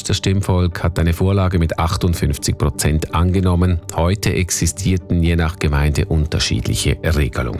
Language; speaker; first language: German; native; German